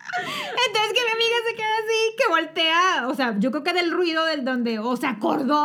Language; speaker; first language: Spanish; native; Spanish